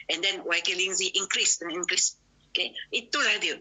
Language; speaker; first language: English; non-native, local second language; Malay